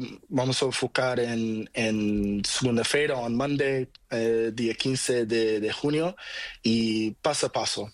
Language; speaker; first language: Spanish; non-native, learner; Portuguese